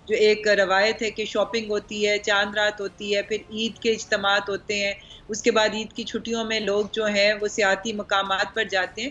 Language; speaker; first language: Urdu; native; Urdu